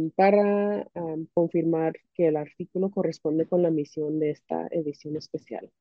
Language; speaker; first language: Spanish; early bilingual, heritage; Spanish